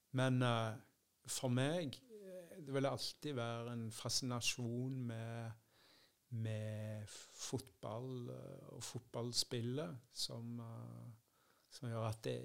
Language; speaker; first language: Norwegian; early bilingual, other home language; Dutch